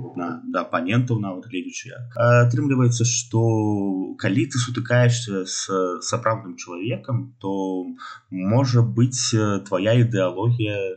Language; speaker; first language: Belarusian; non-native, local second language; Russian